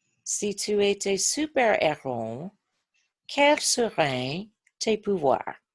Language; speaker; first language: French; non-native, fluent; English